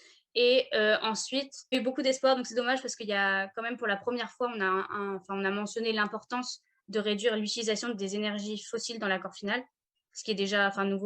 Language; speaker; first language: French; native; French